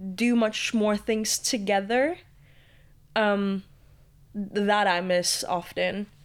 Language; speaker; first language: English; early bilingual, other home language; Latvian